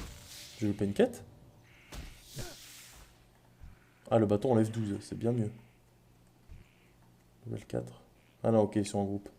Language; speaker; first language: French; native; French